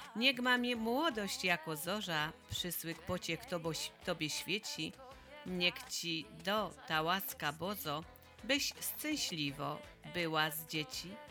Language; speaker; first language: Polish; native; Polish